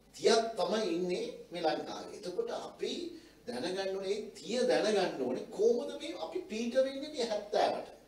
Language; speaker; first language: Sinhala; non-native, local second language; Tamil